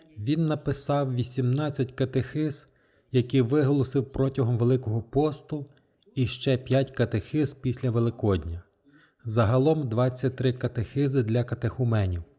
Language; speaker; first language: Ukrainian; non-native, fluent; French